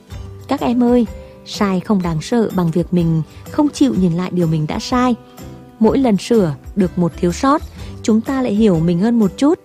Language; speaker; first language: Vietnamese; native; Vietnamese